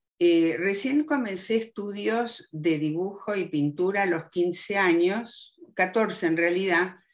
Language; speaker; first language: Spanish; early bilingual, other home language; German